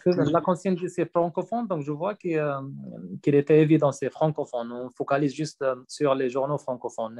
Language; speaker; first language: French; non-native, learner; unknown